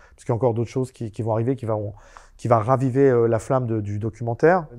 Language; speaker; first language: French; native; French